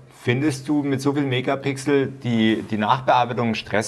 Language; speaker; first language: German; native; German